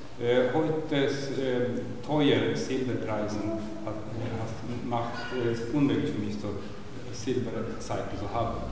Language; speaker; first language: German; non-native, learner; Swedish